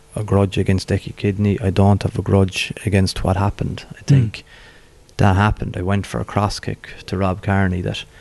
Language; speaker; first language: English; native; English